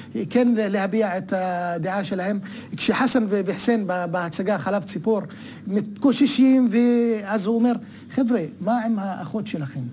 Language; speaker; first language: Hebrew; non-native, local second language; Arabic